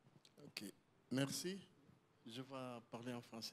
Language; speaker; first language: French; non-native, learner; Portuguese